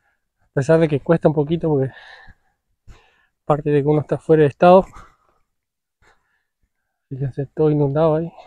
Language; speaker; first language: Spanish; native; Spanish